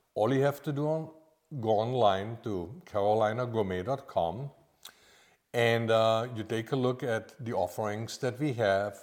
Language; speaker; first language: English; non-native, fluent; German